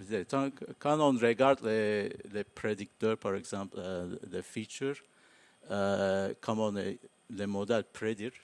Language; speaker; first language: French; non-native, learner; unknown